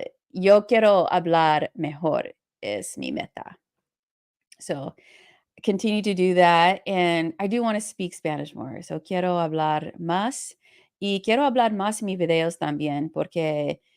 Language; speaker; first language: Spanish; non-native, learner; English